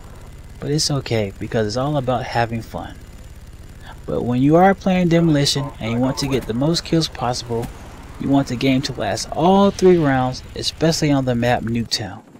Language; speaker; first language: English; native; English